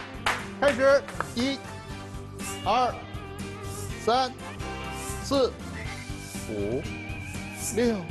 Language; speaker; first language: Chinese; native; Chinese